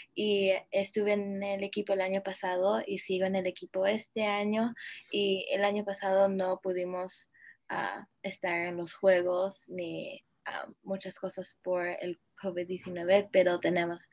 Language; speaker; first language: Spanish; early bilingual, heritage; Spanish